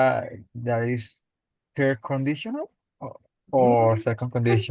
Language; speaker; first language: English; non-native, learner; Spanish